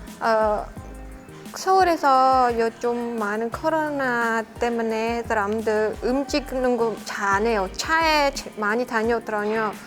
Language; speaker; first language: Korean; non-native, learner; Khmer